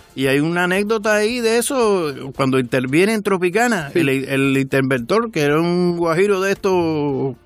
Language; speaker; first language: Spanish; native; Spanish